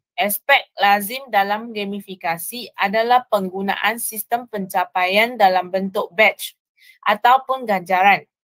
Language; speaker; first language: Malay; non-native, local second language; Chinese